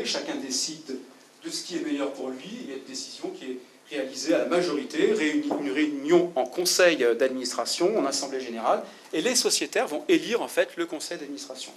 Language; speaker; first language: French; native; French